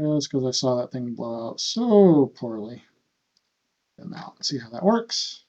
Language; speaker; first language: English; native; English